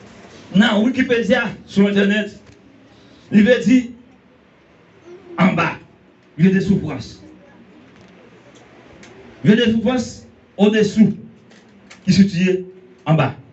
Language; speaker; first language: French; non-native, learner; Haitian Creole